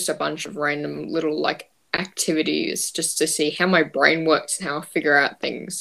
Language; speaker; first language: English; native; English